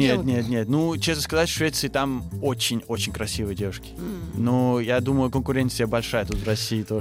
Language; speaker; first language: Russian; early bilingual, heritage; Russian